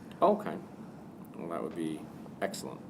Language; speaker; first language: English; native; English